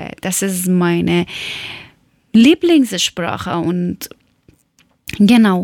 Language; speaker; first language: German; non-native, learner; Persian